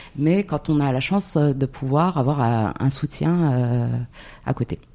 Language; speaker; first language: French; non-native, local second language; Arabic